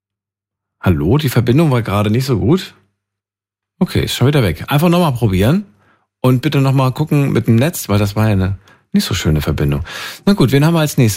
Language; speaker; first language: German; native; German